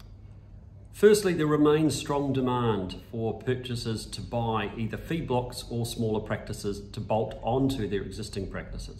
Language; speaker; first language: English; native; English